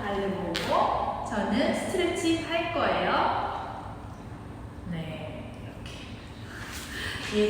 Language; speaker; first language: Korean; non-native, fluent; Indonesian